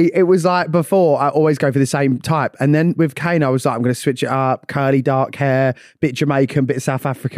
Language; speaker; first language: English; native; English